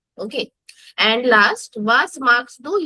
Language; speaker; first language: German; non-native, fluent; Hindi